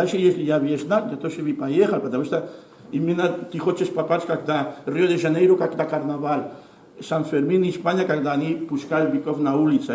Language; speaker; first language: Russian; non-native, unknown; Spanish